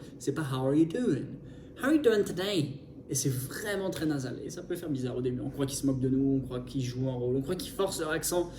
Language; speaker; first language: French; native; French